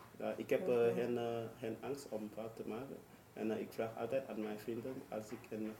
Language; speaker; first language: Dutch; non-native, learner; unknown